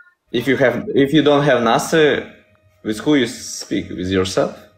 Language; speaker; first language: English; non-native, learner; Russian